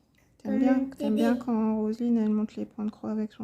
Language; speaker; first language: French; native; French